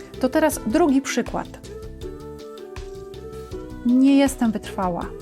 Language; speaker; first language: Polish; native; Polish